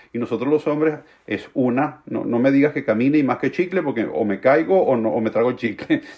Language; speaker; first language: Spanish; native; Spanish